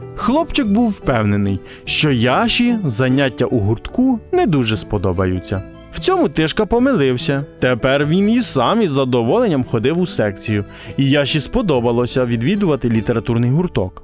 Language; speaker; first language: Ukrainian; native; Ukrainian